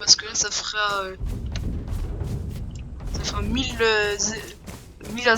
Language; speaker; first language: French; native; French